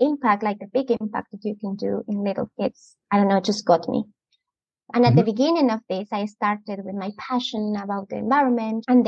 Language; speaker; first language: English; non-native, fluent; Spanish